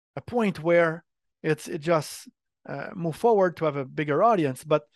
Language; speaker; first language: English; non-native, fluent; French